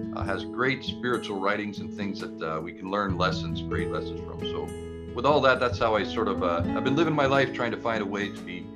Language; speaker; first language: English; native; English